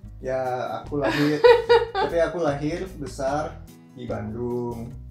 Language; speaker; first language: Indonesian; native; Indonesian